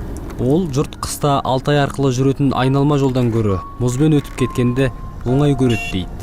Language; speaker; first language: Kazakh; native; Kazakh